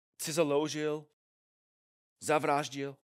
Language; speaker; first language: Czech; non-native, fluent; English